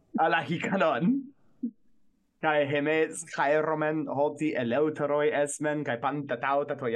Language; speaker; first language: Greek; non-native, fluent; English